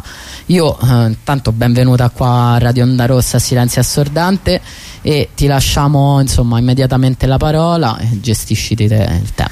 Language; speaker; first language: Italian; native; Italian